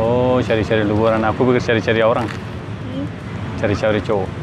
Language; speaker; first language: Indonesian; non-native, learner; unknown